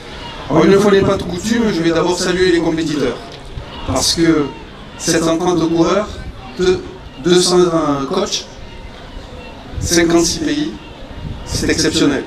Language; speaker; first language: French; native; French